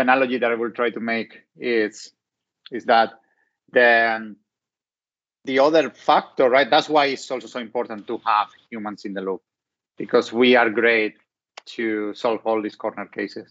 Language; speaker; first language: English; non-native, fluent; Spanish